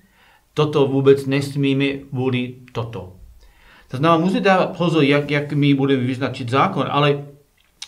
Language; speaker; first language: Czech; non-native, learner; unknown